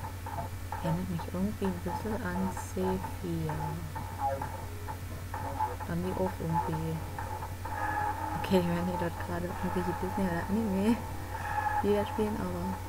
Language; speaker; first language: German; native; German